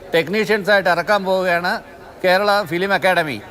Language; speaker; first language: Malayalam; native; Malayalam